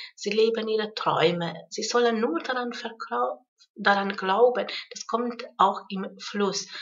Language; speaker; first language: German; non-native, fluent; Hungarian